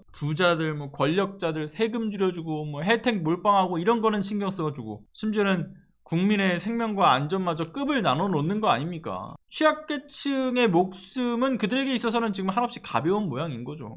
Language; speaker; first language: Korean; native; Korean